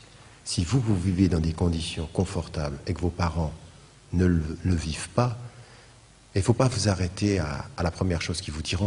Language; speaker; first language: French; native; French